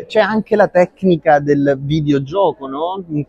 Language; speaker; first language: Italian; native; Italian